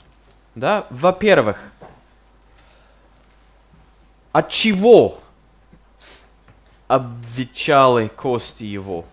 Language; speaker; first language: Russian; non-native, fluent; English